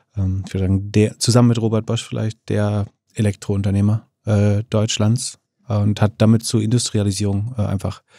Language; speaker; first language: German; native; German